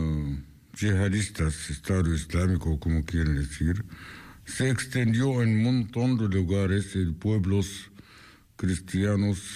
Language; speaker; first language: Spanish; non-native, fluent; Arabic